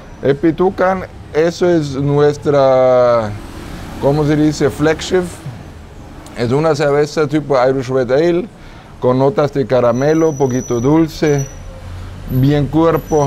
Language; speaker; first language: Spanish; non-native, fluent; German